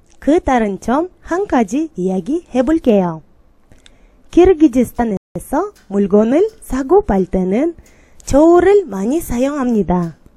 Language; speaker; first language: Korean; non-native, learner; Kyrgyz